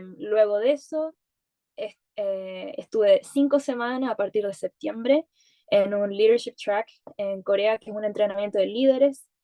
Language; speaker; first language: Spanish; native; Spanish